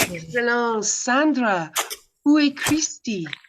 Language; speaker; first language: French; non-native, fluent; English